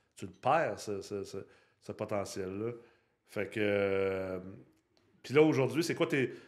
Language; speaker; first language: French; native; French